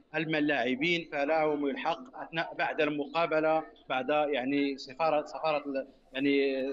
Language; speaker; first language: Arabic; non-native, local second language; Berber languages